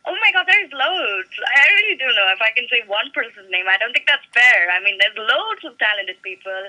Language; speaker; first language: English; non-native, local second language; Malayalam